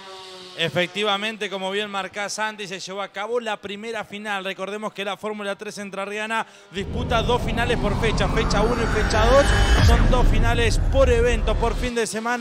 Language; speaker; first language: Spanish; native; Spanish